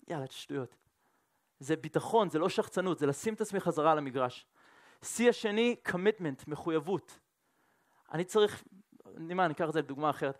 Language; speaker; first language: Hebrew; non-native, fluent; French